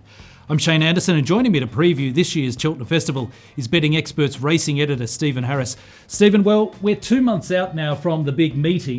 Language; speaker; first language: English; native; English